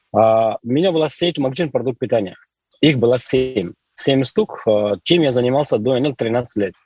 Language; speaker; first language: Russian; non-native, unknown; Hindi